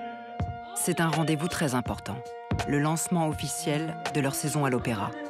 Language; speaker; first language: French; native; French